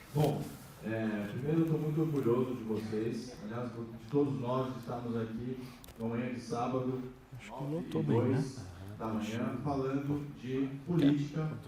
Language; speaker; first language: Portuguese; native; Portuguese